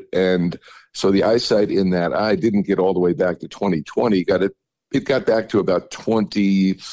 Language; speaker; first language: English; native; English